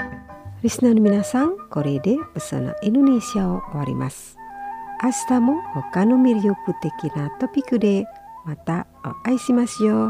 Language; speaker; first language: Japanese; non-native, fluent; Indonesian